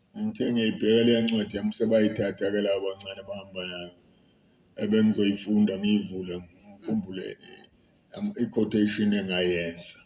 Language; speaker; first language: Zulu; native; Zulu